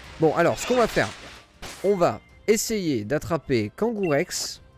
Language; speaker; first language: French; native; French